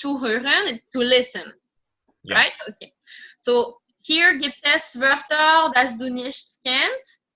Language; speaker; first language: German; non-native, fluent; French